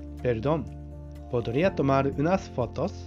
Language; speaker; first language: Spanish; non-native, fluent; Japanese